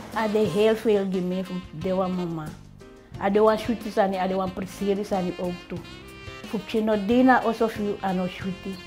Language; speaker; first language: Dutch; non-native, local second language; Sranan Tongo